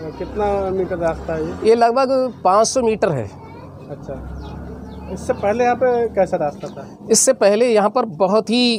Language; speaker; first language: Hindi; native; Hindi